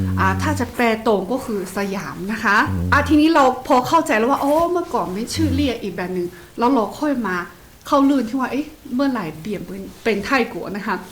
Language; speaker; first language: Thai; non-native, fluent; Chinese